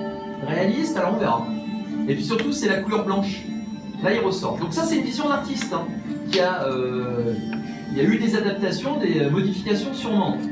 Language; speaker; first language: French; native; French